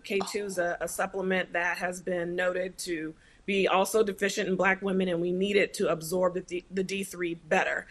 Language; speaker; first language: English; native; English